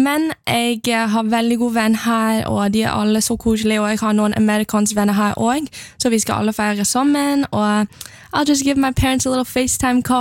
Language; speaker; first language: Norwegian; non-native, learner; English